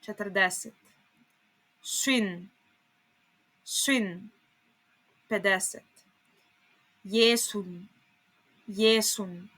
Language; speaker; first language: Korean; non-native, fluent; Serbian